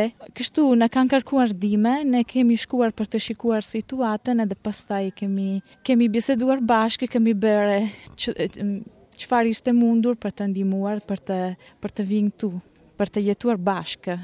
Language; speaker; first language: Albanian; non-native, learner; Italian